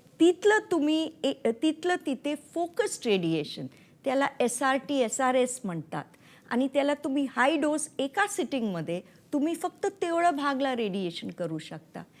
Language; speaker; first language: Marathi; non-native, local second language; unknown